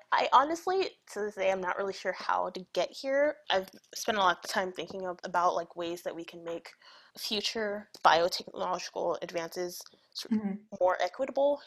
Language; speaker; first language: English; early bilingual, other home language; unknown